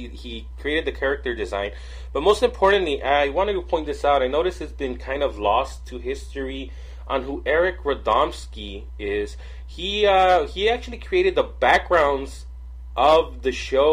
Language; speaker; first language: English; native; English